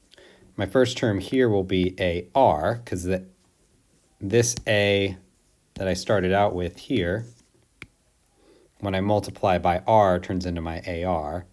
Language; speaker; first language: English; native; English